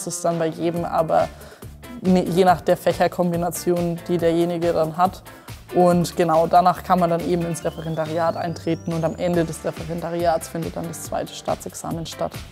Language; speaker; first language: German; native; German